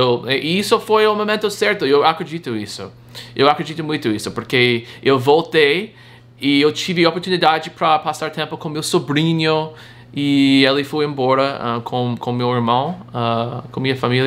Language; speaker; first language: Portuguese; non-native, fluent; English